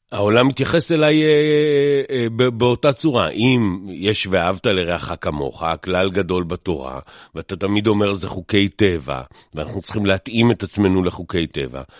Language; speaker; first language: Hebrew; native; Hebrew